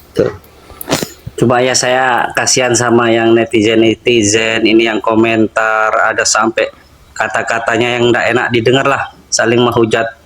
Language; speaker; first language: Indonesian; non-native, local second language; Sasak